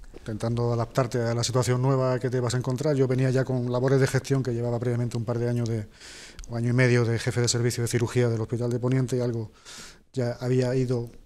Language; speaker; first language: Spanish; native; Spanish